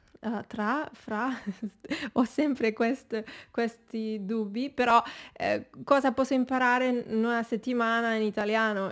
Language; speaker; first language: Italian; non-native, learner; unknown